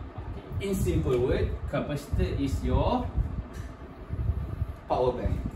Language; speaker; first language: English; non-native, local second language; Malay